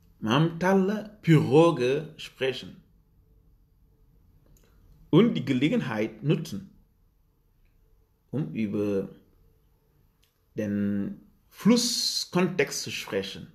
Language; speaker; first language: German; non-native, learner; Wolof